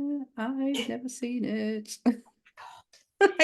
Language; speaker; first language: English; native; English